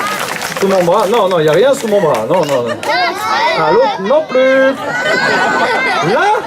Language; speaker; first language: French; native; French